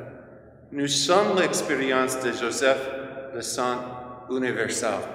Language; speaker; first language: French; non-native, fluent; English